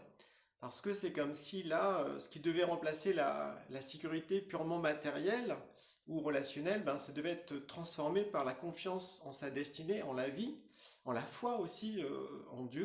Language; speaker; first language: French; native; French